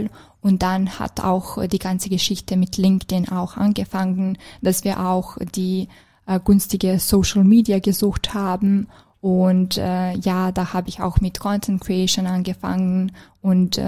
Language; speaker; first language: German; non-native, fluent; Serbian